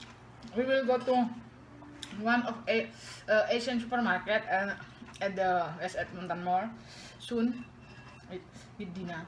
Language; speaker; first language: English; non-native, learner; Indonesian